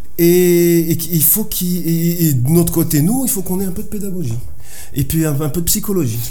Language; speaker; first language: French; non-native, local second language; Arabic